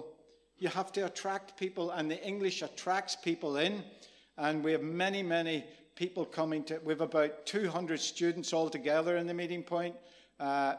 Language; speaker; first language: English; native; English